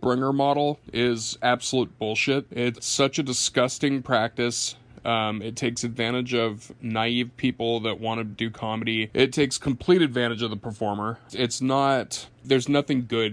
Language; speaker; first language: English; native; English